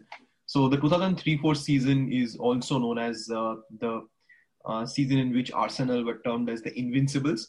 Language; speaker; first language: English; non-native, local second language; Bangla